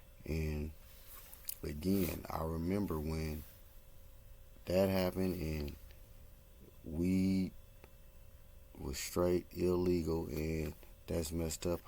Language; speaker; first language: English; native; English